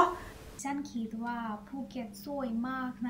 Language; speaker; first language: Thai; non-native, learner; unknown